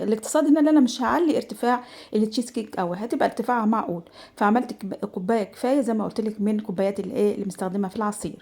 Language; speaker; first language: Arabic; native; Arabic